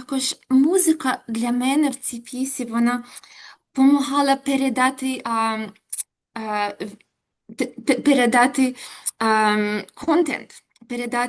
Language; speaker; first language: Ukrainian; non-native, local second language; Russian